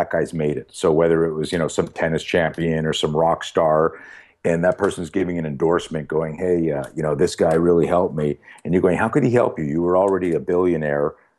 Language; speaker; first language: English; native; English